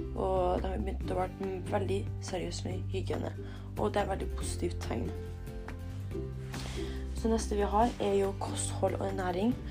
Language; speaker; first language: Norwegian; early bilingual, other home language; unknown